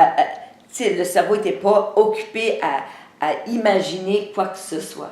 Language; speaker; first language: French; native; French